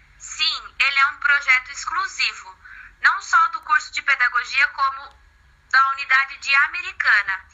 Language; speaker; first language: Portuguese; native; Portuguese